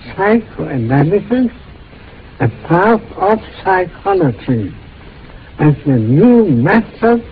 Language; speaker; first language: English; non-native, fluent; German